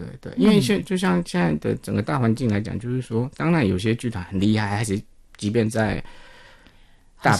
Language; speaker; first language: Chinese; non-native, local second language; Min Nan Chinese